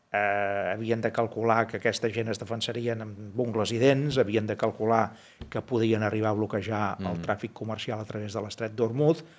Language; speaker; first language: Catalan; native; Catalan